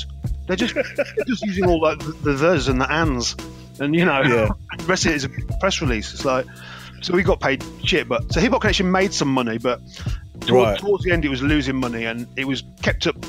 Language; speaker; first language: English; native; English